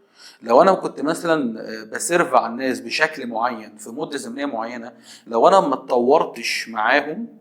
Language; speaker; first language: Arabic; native; Arabic